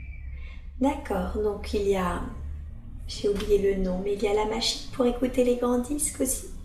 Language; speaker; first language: French; native; French